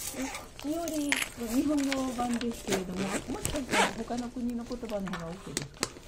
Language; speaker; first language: Japanese; native; Japanese